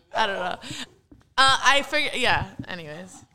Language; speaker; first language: English; early bilingual, heritage; Arabic